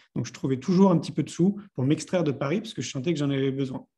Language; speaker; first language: French; native; French